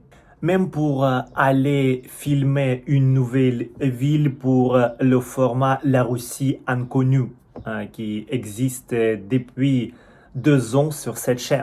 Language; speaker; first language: French; non-native, fluent; Russian